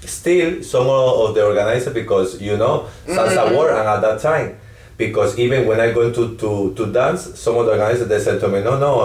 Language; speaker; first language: English; non-native, learner; Spanish